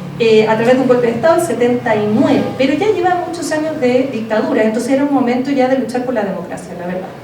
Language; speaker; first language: Spanish; native; Spanish